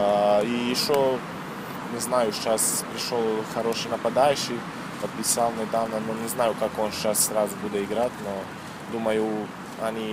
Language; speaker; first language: Russian; non-native, learner; Serbian